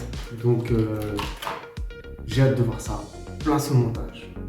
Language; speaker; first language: French; native; French